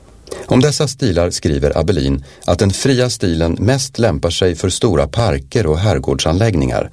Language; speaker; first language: Swedish; native; Swedish